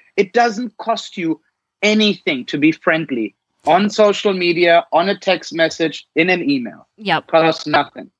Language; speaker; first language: English; non-native, fluent; German